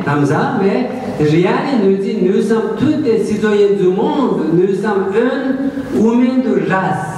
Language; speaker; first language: French; non-native, learner; Tibetan